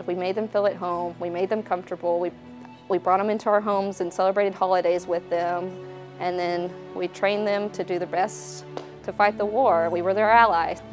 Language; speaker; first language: English; native; English